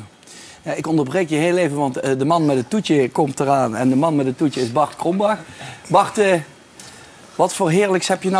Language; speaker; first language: Dutch; native; Dutch